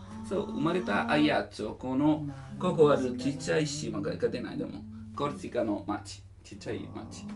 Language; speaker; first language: Japanese; non-native, learner; Italian